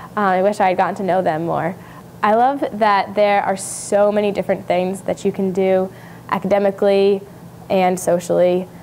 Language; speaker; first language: English; native; English